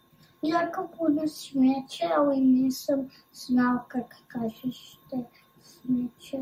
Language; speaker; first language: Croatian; early bilingual, heritage; Croatian